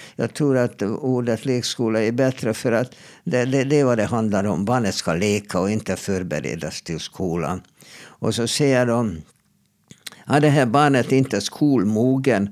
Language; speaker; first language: Swedish; non-native, fluent; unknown